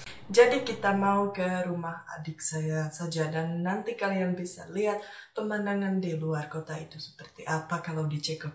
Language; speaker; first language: Indonesian; non-native, fluent; Czech